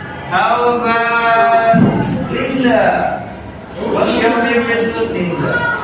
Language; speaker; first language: English; non-native, local second language; Javanese